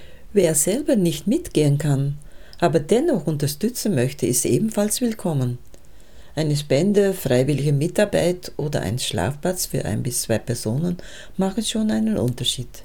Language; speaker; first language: German; native; German